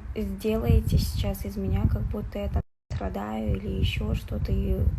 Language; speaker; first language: Russian; non-native, local second language; Kazakh